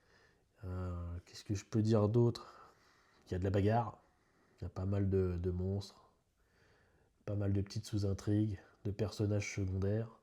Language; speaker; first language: French; native; French